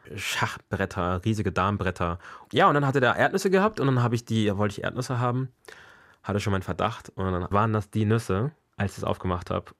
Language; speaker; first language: German; early bilingual, other home language; Akan